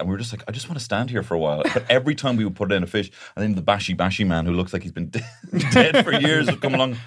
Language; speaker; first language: English; native; English